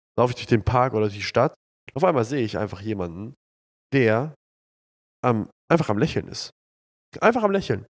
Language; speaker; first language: German; early bilingual, other home language; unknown